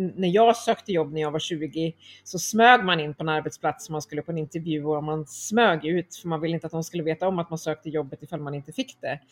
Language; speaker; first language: Swedish; native; Swedish